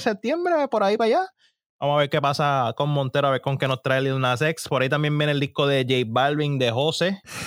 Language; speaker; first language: Spanish; early bilingual, heritage; Spanish